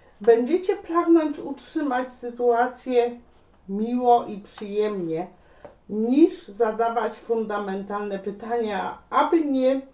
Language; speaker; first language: Polish; native; Polish